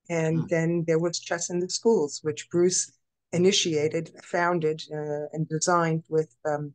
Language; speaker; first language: English; native; English